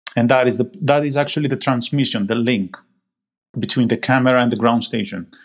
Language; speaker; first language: English; non-native, fluent; Greek